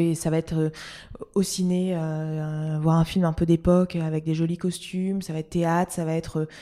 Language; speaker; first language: French; native; French